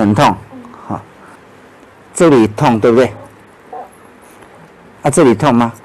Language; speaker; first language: Chinese; native; Chinese